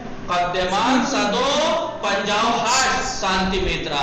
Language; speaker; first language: Persian; non-native, fluent; Urdu